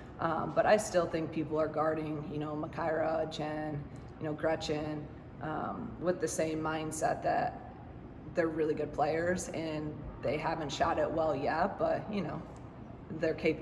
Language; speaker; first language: English; native; English